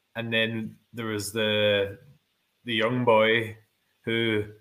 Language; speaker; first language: English; native; English